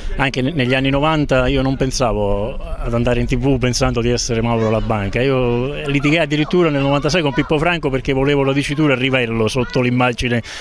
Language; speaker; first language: Italian; native; Italian